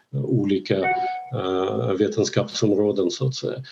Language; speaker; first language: Swedish; non-native, fluent; Russian